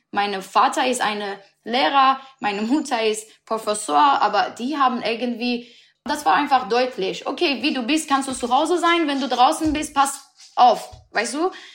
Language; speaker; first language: German; non-native, learner; Persian